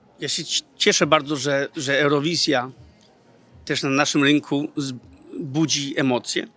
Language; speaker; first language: Polish; early bilingual, heritage; Polish